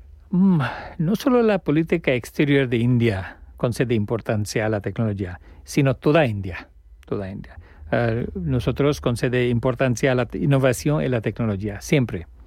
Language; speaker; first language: Spanish; non-native, learner; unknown